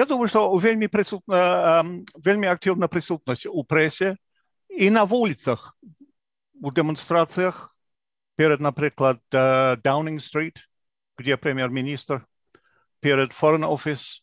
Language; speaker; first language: Belarusian; non-native, fluent; English